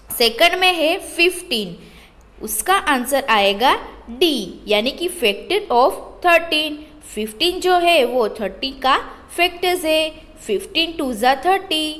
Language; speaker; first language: Hindi; non-native, local second language; Gujarati